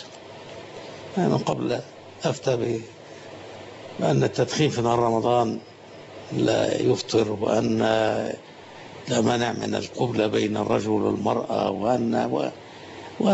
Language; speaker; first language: Arabic; native; Arabic